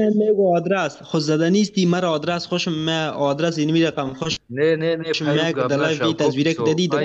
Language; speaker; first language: Persian; non-native, local second language; Pashto